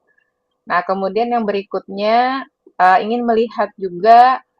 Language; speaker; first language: Indonesian; native; Indonesian